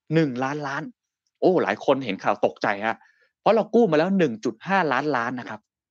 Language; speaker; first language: Thai; native; Thai